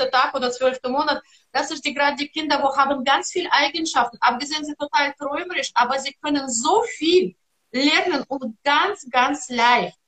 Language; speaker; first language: German; non-native, learner; Russian